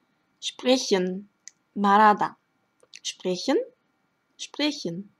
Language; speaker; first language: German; non-native, fluent; Korean